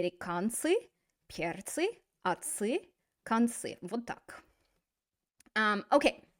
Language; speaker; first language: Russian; non-native, fluent; English